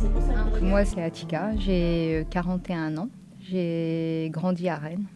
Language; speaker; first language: French; native; French